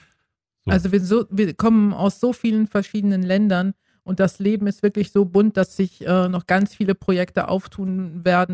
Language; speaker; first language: German; native; German